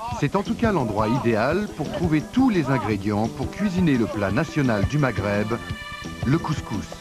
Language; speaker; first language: French; native; French